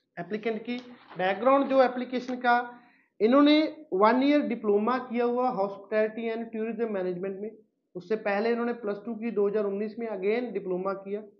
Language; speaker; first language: Hindi; non-native, local second language; Punjabi